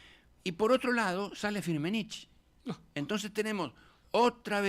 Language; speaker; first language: Spanish; native; Spanish